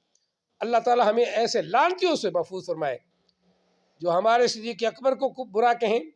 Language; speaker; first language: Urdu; non-native, local second language; Punjabi